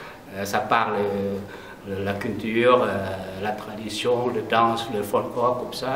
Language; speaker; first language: French; non-native, learner; Lao